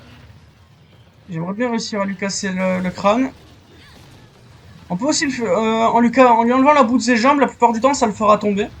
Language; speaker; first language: French; native; French